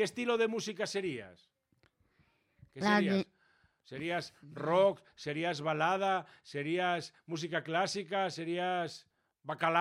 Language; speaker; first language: Spanish; native; Spanish